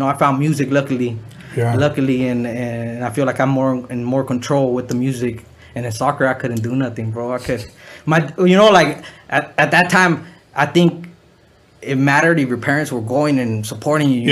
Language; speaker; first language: English; early bilingual, other home language; Spanish